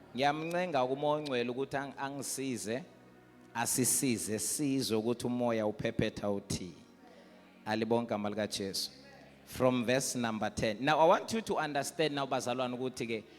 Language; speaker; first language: Zulu; non-native, local second language; South Ndebele